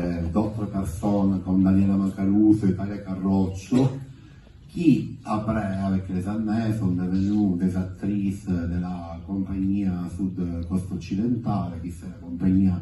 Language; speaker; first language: French; non-native, fluent; Italian